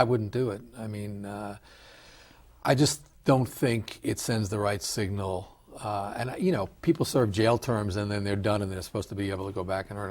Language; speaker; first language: English; native; English